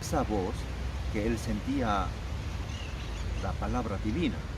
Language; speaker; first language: Spanish; non-native, learner; Korean